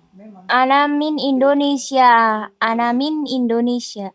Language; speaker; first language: Arabic; non-native, learner; Indonesian